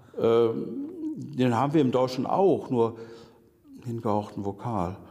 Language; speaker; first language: German; native; German